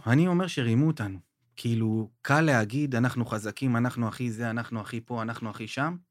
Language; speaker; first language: Hebrew; native; Hebrew